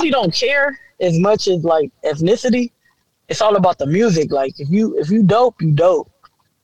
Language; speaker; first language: English; native; English